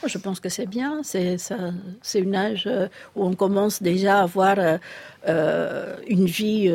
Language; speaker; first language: French; non-native, fluent; Spanish